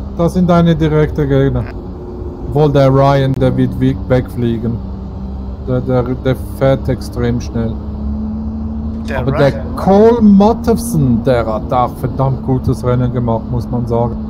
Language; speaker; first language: German; native; German